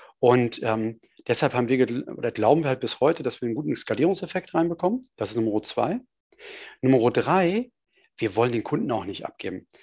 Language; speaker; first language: German; native; German